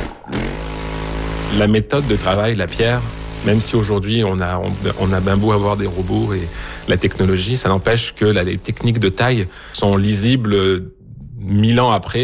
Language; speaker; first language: French; native; French